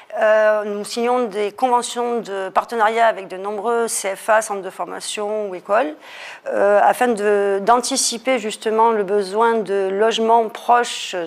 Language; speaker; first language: French; native; French